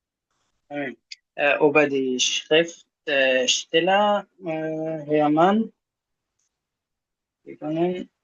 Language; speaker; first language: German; non-native, learner; Arabic